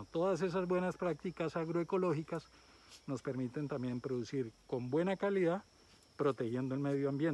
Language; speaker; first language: Spanish; native; Spanish